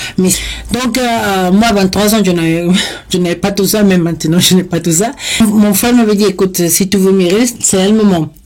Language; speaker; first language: French; non-native, fluent; Spanish